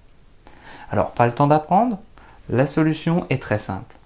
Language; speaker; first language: French; native; French